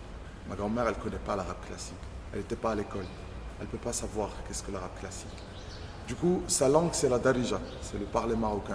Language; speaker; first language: French; non-native, local second language; Arabic